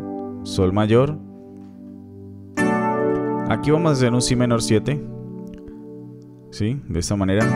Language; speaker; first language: Spanish; native; Spanish